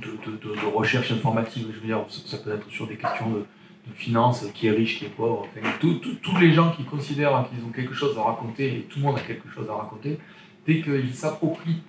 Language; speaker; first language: French; native; French